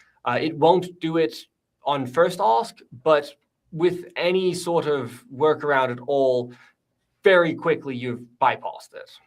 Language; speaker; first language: English; native; English